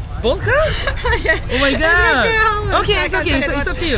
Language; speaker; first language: English; non-native, learner; Korean